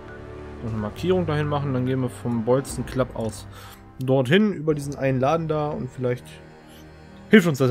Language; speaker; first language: German; native; German